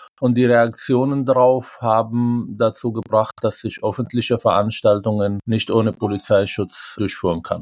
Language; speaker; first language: German; non-native, fluent; Arabic